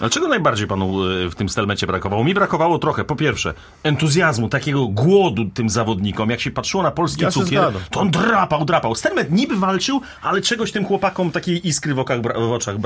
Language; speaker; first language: Polish; native; Polish